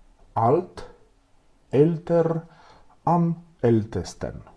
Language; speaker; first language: German; non-native, fluent; Macedonian